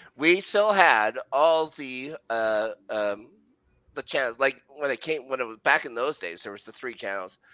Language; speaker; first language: English; native; English